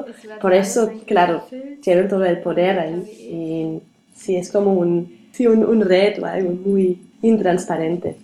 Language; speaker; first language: Spanish; non-native, learner; German